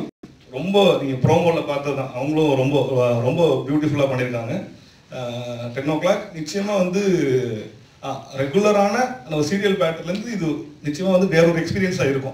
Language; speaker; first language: Tamil; native; Tamil